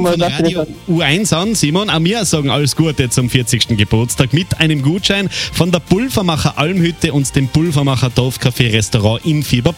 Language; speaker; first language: German; native; German